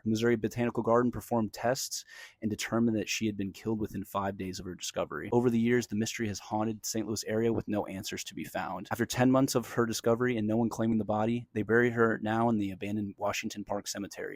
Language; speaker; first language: English; native; English